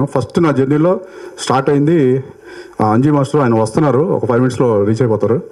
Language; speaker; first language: Telugu; native; Telugu